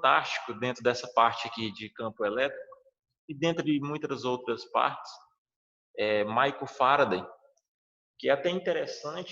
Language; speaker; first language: Portuguese; native; Portuguese